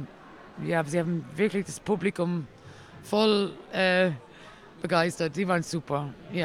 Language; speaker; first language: German; non-native, learner; English